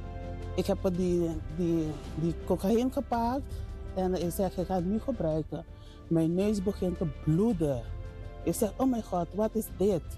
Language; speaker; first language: Dutch; non-native, learner; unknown